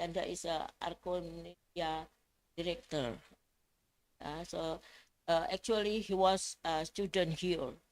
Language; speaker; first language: English; non-native, fluent; Indonesian